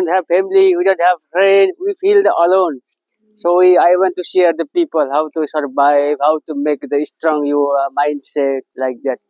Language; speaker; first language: English; non-native, learner; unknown